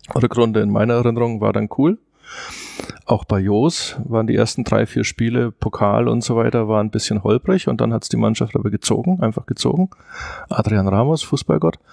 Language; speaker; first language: German; native; German